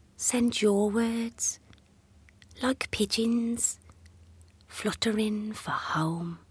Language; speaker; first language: English; native; English